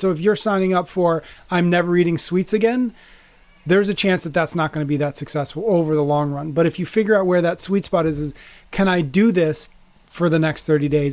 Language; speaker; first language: English; native; English